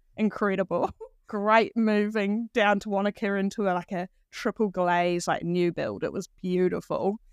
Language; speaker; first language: English; native; English